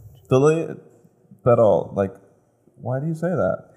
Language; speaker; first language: English; native; English